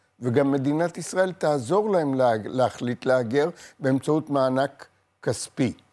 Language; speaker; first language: Hebrew; native; Hebrew